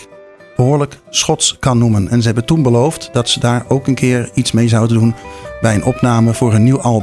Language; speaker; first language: Dutch; native; Dutch